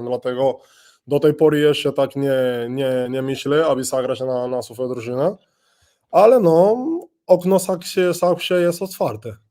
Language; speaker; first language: Polish; non-native, learner; Spanish